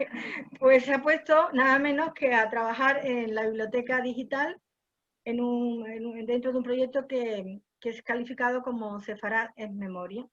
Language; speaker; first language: Spanish; native; Spanish